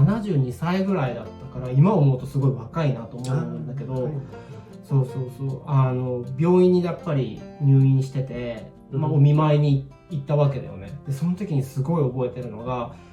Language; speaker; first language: Japanese; native; Japanese